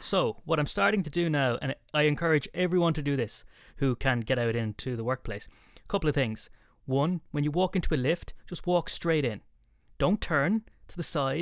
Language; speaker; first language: English; native; English